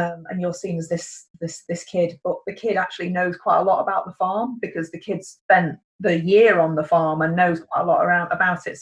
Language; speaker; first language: English; native; English